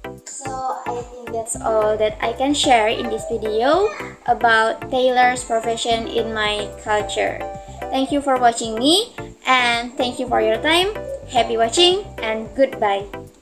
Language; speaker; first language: English; non-native, learner; Indonesian